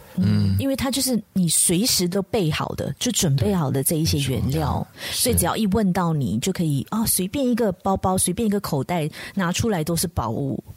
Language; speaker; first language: Chinese; native; Chinese